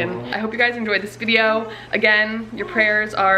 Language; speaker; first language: English; native; English